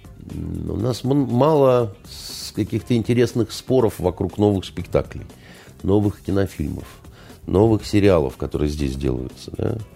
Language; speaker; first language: Russian; native; Russian